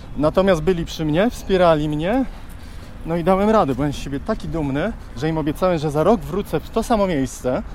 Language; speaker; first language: Polish; native; Polish